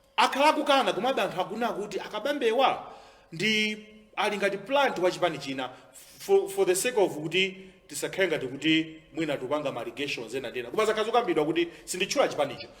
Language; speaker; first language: Nyanja; native; Nyanja